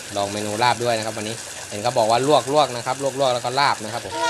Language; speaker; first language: Thai; non-native, local second language; Northeastern Thai